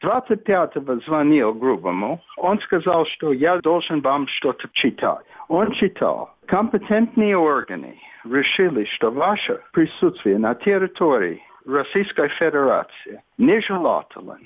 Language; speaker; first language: Russian; non-native, fluent; English